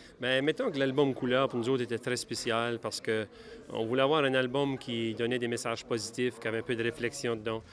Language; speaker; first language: French; native; French